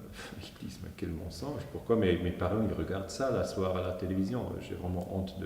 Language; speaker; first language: French; non-native, fluent; German